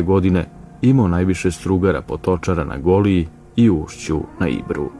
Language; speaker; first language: Bosnian; native; Bosnian